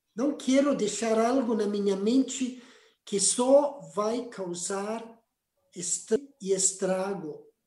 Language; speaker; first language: Portuguese; non-native, fluent; Spanish